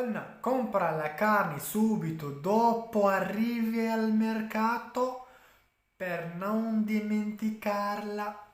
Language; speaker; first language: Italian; non-native, fluent; Arabic